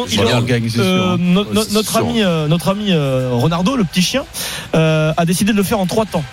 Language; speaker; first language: French; native; French